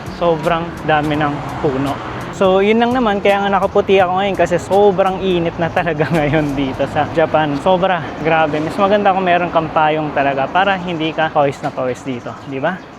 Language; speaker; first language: Filipino; native; Filipino